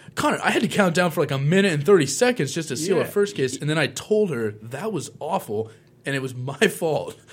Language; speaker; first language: English; native; English